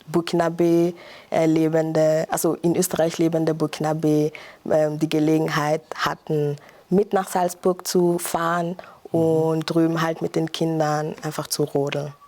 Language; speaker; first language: German; non-native, fluent; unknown